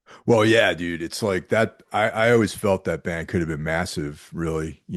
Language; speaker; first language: English; native; English